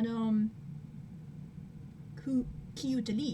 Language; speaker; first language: French; non-native, learner; English